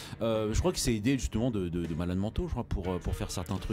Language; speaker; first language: French; native; French